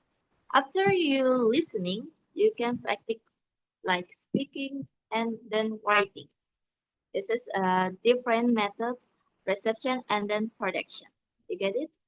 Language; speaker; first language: English; non-native, learner; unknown